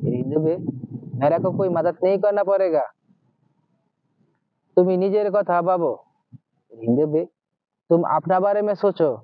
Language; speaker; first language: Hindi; non-native, learner; Bangla